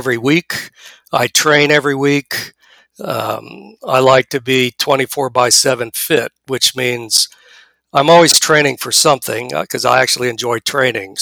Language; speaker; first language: English; native; English